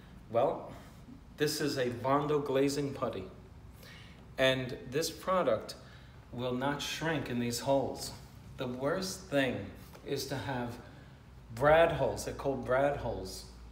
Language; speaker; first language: English; native; English